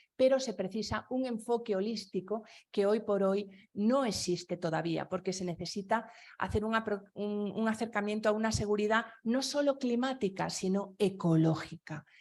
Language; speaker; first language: Spanish; non-native, local second language; Galician